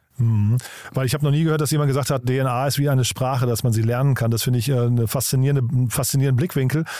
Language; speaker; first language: German; native; German